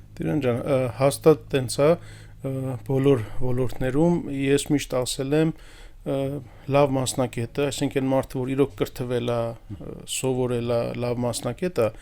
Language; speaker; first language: Armenian; early bilingual, heritage; Armenian